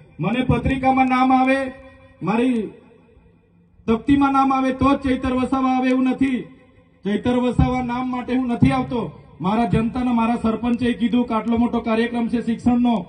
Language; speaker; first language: Gujarati; non-native, local second language; Vasavi